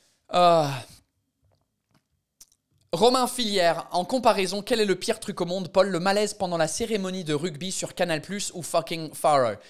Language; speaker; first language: French; non-native, fluent; English